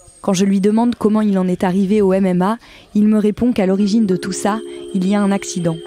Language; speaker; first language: French; native; French